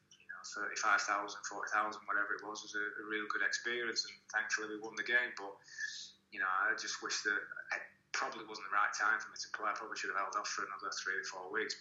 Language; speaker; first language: English; native; English